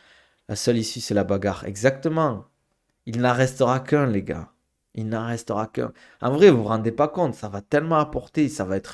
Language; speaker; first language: French; native; French